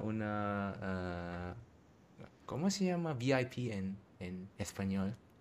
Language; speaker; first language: Spanish; non-native, learner; German